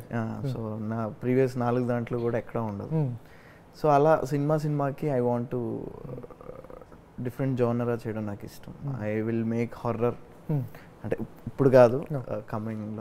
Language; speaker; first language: Telugu; native; Telugu